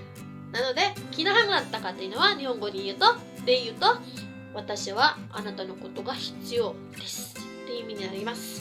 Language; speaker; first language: Japanese; non-native, fluent; Cebuano